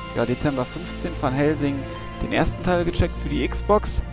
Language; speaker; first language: German; native; German